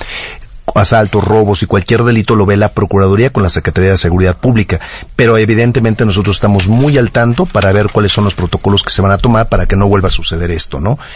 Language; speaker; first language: Spanish; native; Spanish